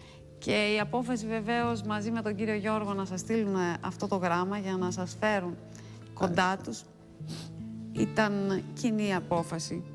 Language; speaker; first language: Greek; native; Greek